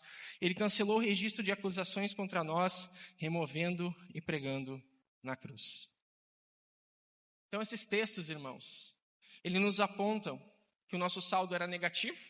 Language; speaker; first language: Portuguese; native; Portuguese